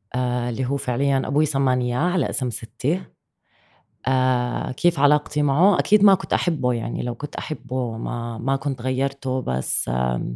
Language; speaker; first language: Arabic; native; Arabic